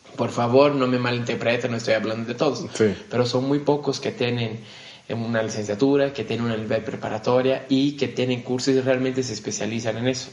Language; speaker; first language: Spanish; non-native, fluent; Portuguese